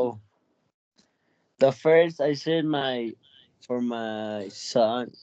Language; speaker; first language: English; non-native, learner; Spanish